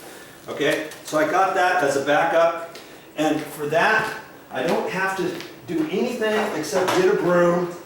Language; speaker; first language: English; native; English